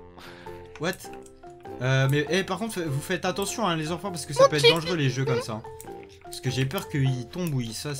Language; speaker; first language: French; native; French